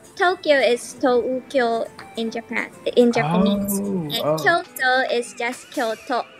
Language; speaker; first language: English; non-native, fluent; Japanese